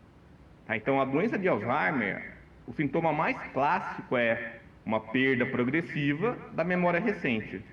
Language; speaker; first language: Portuguese; native; Portuguese